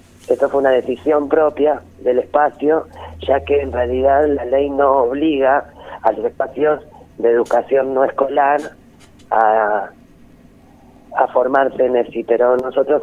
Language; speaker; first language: Spanish; native; Spanish